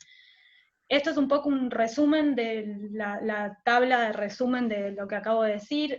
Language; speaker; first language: Spanish; native; Spanish